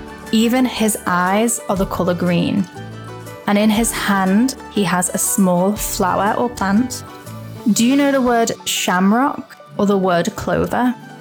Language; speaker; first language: English; native; English